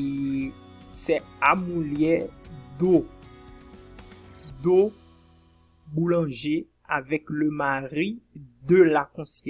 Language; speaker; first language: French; non-native, fluent; Portuguese